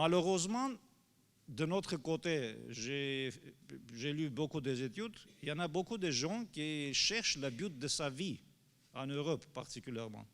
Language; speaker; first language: French; non-native, fluent; Armenian